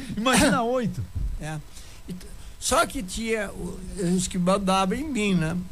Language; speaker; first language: Portuguese; non-native, local second language; German